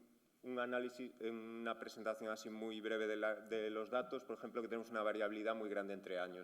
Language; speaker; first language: Spanish; native; Spanish